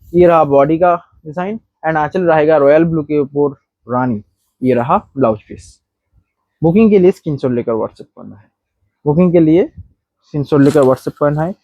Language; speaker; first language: Hindi; non-native, local second language; Bangla